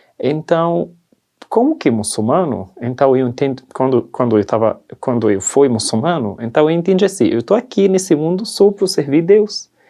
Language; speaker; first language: Portuguese; non-native, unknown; Arabic